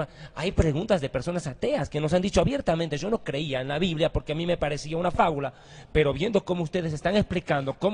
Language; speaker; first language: Spanish; native; Spanish